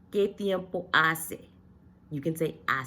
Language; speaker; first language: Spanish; non-native, fluent; English